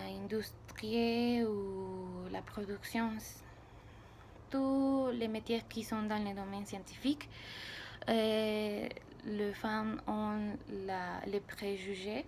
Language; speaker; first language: French; non-native, learner; Spanish